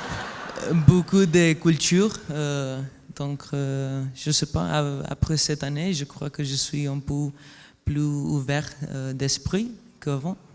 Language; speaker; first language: French; non-native, learner; Spanish